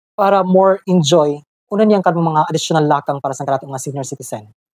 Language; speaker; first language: Cebuano; native; Cebuano